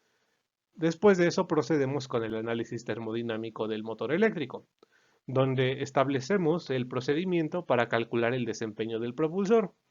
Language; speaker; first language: Spanish; native; Spanish